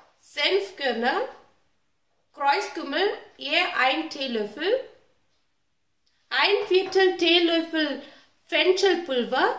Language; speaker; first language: German; non-native, learner; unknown